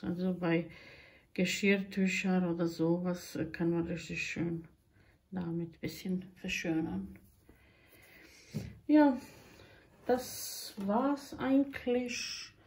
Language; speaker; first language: German; non-native, fluent; Croatian